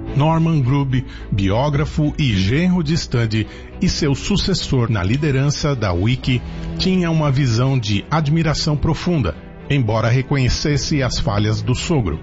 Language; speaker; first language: Portuguese; native; Portuguese